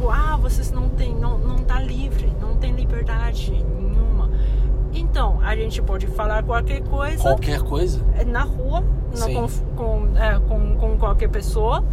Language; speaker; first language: Portuguese; non-native, fluent; Chinese